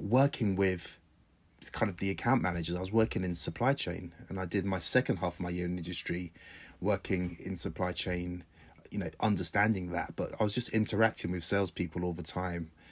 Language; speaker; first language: English; native; English